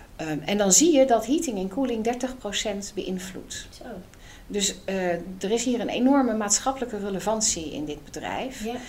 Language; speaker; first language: Dutch; native; Dutch